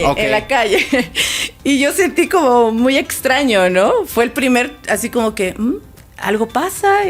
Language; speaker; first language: Spanish; native; Spanish